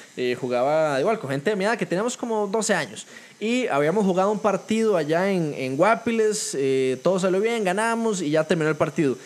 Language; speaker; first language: Spanish; native; Spanish